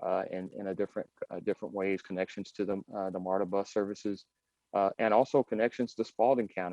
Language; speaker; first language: English; native; English